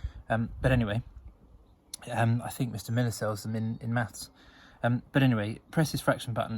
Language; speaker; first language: English; native; English